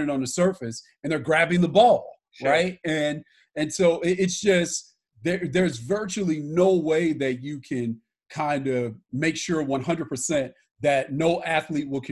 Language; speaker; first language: English; native; English